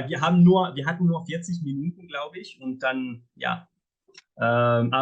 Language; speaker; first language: German; non-native, fluent; Arabic